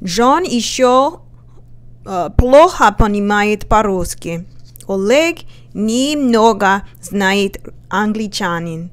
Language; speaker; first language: Russian; non-native, learner; English